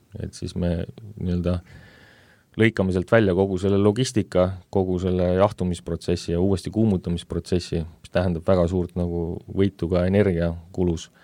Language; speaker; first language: Estonian; native; Estonian